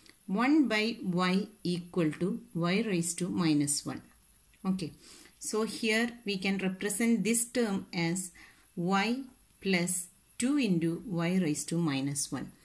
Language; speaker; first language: English; non-native, local second language; Malayalam